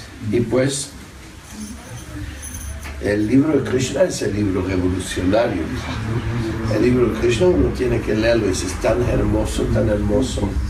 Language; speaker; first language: Spanish; non-native, fluent; German